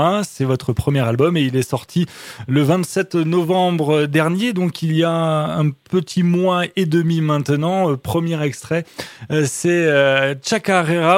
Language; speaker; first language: French; native; French